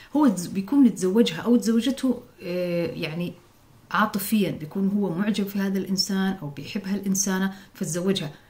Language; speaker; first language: Arabic; non-native, local second language; Somali